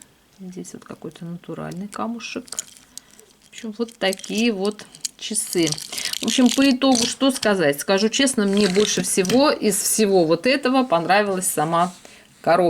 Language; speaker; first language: Russian; native; Russian